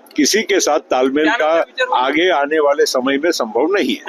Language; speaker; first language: Hindi; non-native, local second language; Marathi